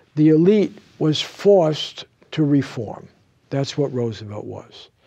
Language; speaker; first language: English; native; English